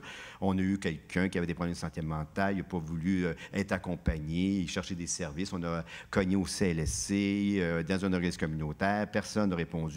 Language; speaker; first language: French; native; French